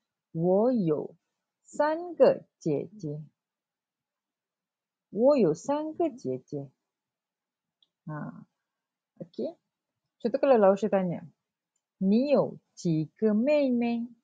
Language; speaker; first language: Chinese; non-native, local second language; Malay